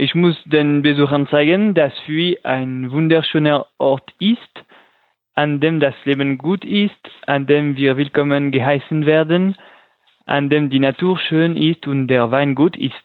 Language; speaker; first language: German; non-native, local second language; French